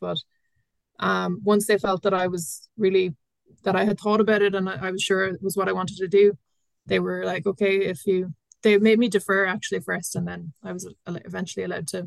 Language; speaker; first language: English; native; English